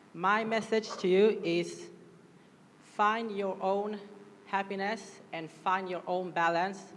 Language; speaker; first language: English; non-native, fluent; Swedish